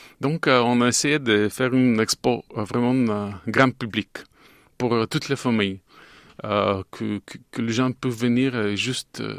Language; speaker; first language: French; non-native, fluent; Bulgarian